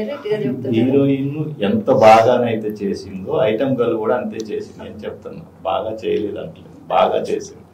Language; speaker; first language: Telugu; native; Telugu